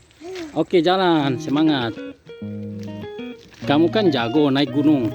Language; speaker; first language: Malay; native; Malay